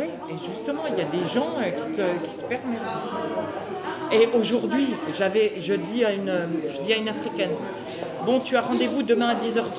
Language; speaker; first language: French; native; French